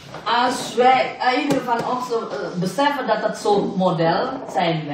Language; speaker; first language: Dutch; non-native, fluent; Indonesian